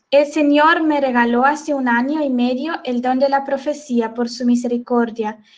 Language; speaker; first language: Spanish; non-native, fluent; Swiss German